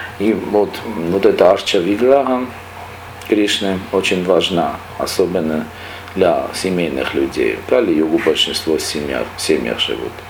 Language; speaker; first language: Russian; non-native, local second language; Armenian